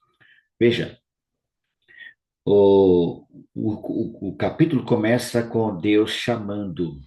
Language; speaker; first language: Portuguese; native; Portuguese